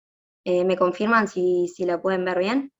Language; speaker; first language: Spanish; native; Spanish